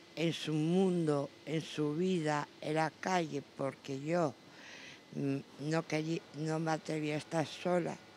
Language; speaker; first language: Spanish; native; Spanish